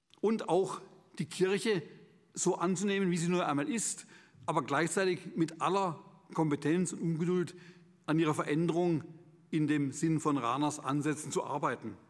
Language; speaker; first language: German; native; German